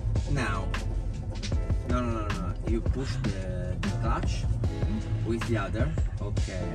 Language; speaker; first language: English; non-native, learner; Italian